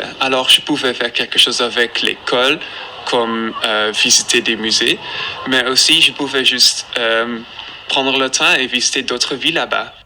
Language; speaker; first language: French; non-native, fluent; Dutch